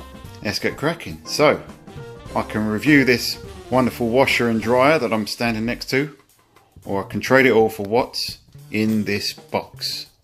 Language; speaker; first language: English; native; English